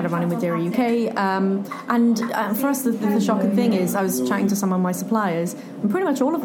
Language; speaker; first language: English; native; English